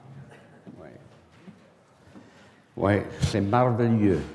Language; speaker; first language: French; non-native, learner; English